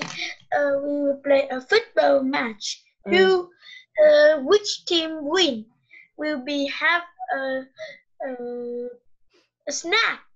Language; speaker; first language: English; non-native, learner; Vietnamese